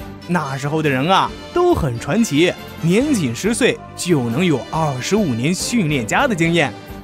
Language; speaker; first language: Chinese; native; Chinese